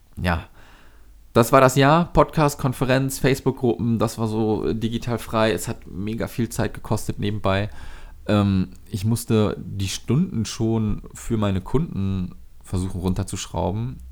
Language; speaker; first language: German; native; German